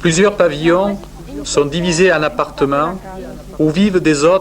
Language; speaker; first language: French; native; French